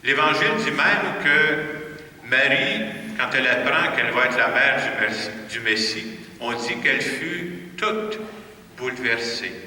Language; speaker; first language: French; native; French